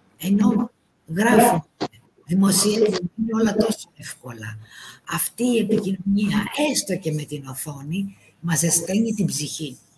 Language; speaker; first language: Greek; native; Greek